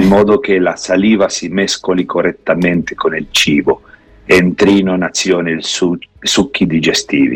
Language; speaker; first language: Italian; non-native, fluent; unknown